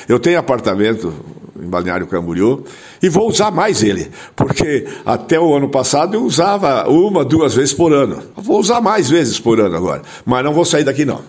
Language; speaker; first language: Portuguese; non-native, local second language; German